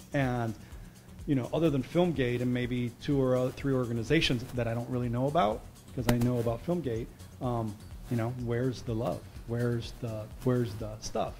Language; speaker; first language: English; early bilingual, other home language; Spanish